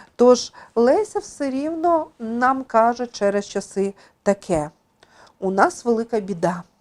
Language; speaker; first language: Ukrainian; native; Ukrainian